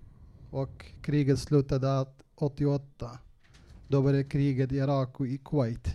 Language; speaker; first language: Swedish; non-native, local second language; Kurdish